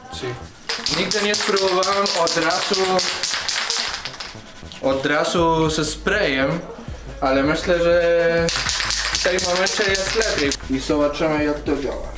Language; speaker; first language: Polish; non-native, learner; Spanish